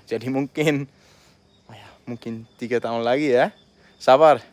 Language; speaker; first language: Indonesian; non-native, fluent; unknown